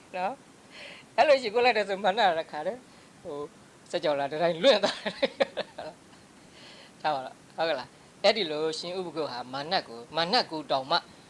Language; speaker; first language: Burmese; native; Burmese